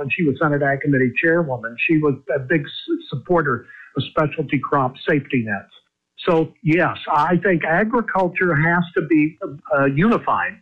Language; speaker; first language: English; native; English